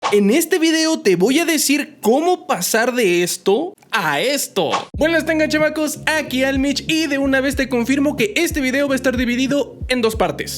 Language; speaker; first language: Spanish; native; Spanish